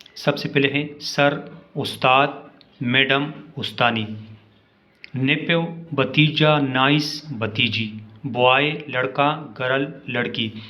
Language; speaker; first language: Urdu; non-native, local second language; Pashto